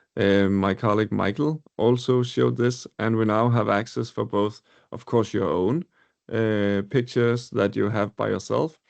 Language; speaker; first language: English; non-native, fluent; Danish